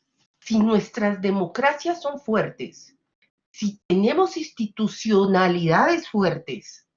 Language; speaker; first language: Spanish; native; Spanish